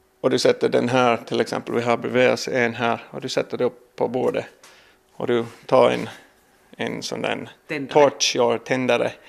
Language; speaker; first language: Swedish; non-native, learner; English